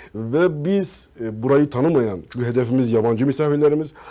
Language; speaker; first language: Turkish; non-native, local second language; Kurdish